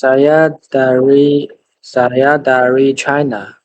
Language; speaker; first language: Indonesian; non-native, learner; Chinese